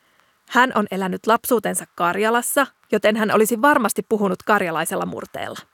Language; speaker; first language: Finnish; native; Finnish